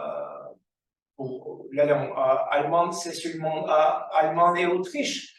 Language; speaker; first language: French; non-native, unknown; Russian